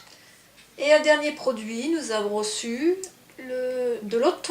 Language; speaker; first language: French; native; French